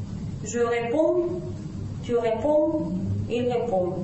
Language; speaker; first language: French; non-native, fluent; Russian